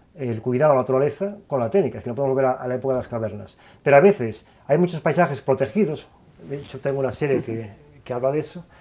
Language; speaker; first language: Spanish; native; Spanish